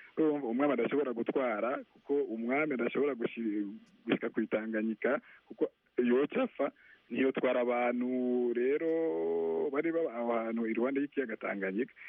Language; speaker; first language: Rundi; non-native, local second language; Swahili